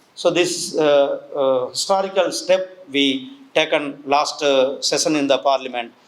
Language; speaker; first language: English; non-native, local second language; Tamil